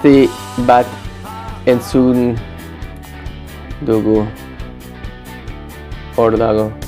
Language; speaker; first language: Basque; non-native, learner; English